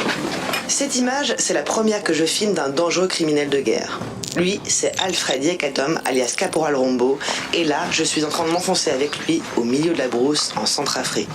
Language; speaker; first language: French; native; French